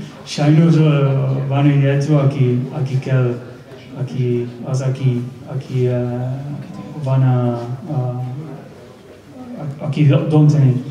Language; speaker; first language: Hungarian; non-native, learner; Spanish